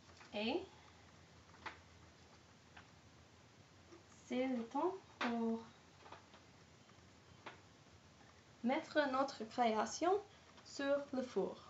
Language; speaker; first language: French; non-native, learner; English